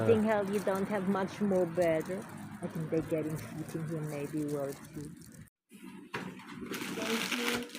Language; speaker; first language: English; non-native, local second language; Filipino